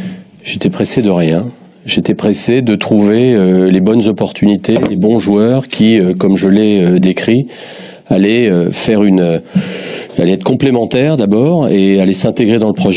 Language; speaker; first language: French; native; French